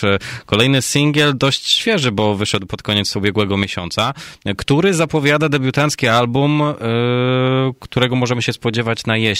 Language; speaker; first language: Polish; native; Polish